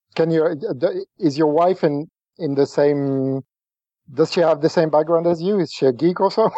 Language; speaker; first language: English; non-native, fluent; French